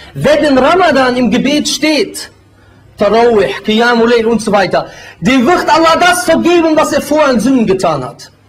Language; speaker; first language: German; early bilingual, other home language; Bosnian